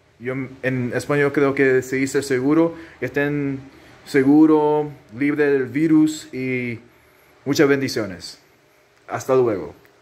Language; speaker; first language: Spanish; early bilingual, heritage; Spanish